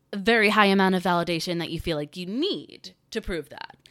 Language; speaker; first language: English; native; English